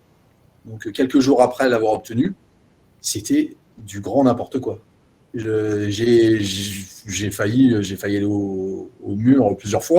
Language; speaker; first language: French; native; French